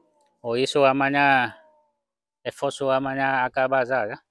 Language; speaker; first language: Portuguese; non-native, learner; Vietnamese